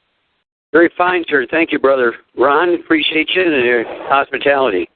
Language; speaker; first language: English; native; English